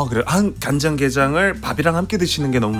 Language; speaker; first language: Korean; native; Korean